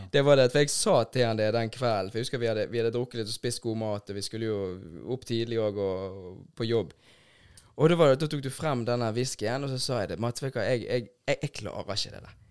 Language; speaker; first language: Norwegian; native; Norwegian